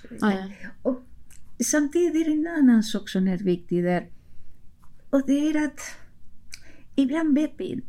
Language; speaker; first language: Swedish; non-native, fluent; Spanish